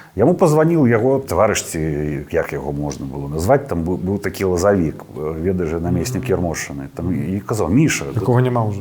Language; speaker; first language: Belarusian; non-native, local second language; Russian